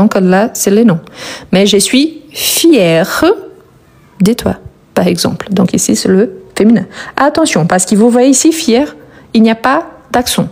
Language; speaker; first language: French; native; French